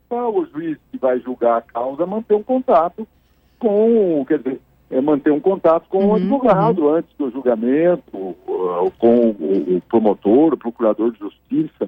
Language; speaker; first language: Portuguese; native; Portuguese